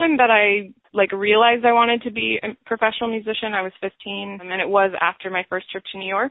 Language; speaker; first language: English; native; English